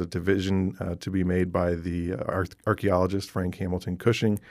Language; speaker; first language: English; native; English